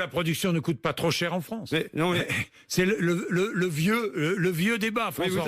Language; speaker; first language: French; native; French